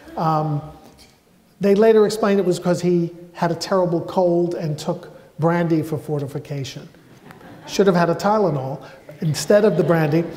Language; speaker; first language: English; native; English